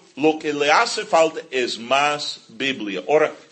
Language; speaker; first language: Spanish; non-native, fluent; English